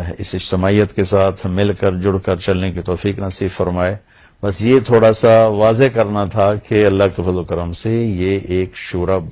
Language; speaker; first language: Urdu; non-native, local second language; Punjabi